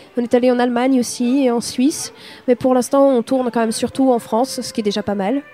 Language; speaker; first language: French; non-native, fluent; Swedish